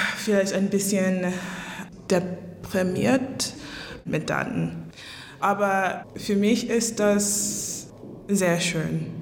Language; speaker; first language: German; non-native, fluent; English